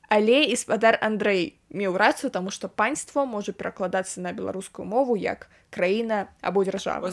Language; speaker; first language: Belarusian; non-native, local second language; Russian